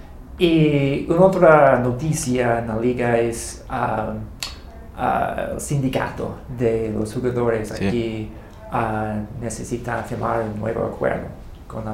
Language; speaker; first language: Spanish; non-native, learner; English